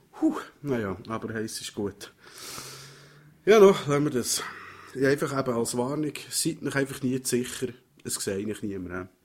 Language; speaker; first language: German; native; German